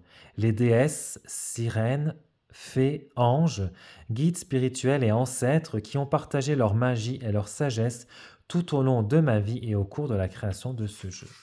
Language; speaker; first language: French; native; French